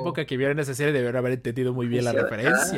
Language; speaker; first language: Spanish; native; Spanish